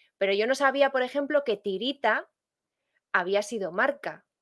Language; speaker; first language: Spanish; native; Spanish